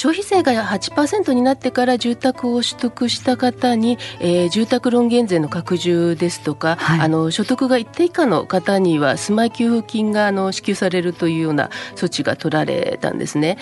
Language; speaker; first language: Japanese; native; Japanese